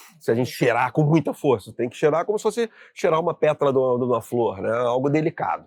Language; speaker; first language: Portuguese; native; Portuguese